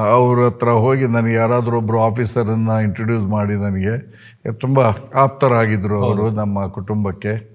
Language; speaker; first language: Kannada; non-native, local second language; Konkani